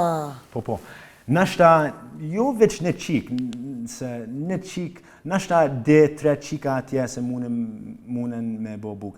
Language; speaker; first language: Albanian; early bilingual, heritage; English